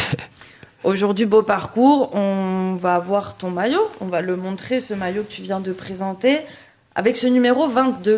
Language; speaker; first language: French; native; French